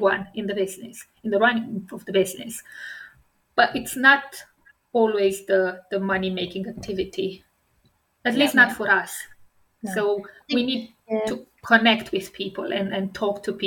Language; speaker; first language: English; non-native, fluent; Romanian